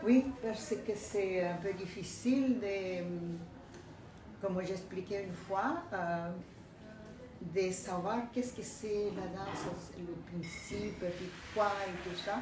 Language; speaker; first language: French; non-native, fluent; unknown